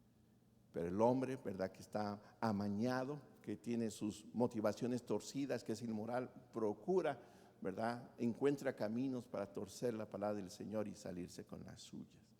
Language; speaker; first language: Spanish; native; Spanish